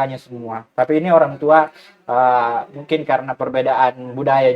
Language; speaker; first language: Indonesian; native; Indonesian